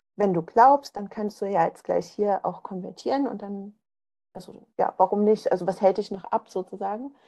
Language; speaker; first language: German; native; German